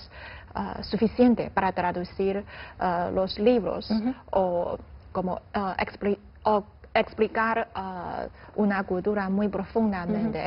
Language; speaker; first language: Spanish; non-native, fluent; Chinese